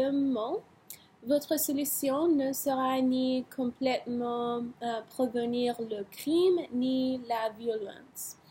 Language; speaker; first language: French; non-native, learner; English